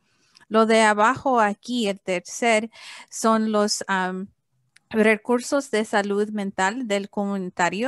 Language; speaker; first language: Spanish; early bilingual, heritage; English